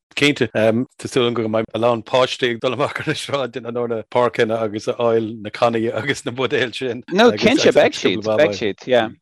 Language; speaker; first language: Irish; non-native, local second language; English